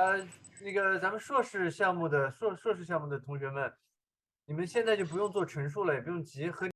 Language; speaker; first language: Chinese; native; Chinese